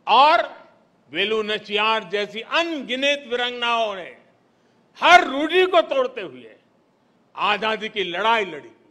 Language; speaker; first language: Hindi; non-native, local second language; Gujarati